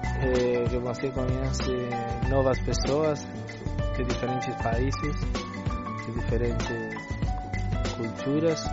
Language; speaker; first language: Portuguese; non-native, learner; Spanish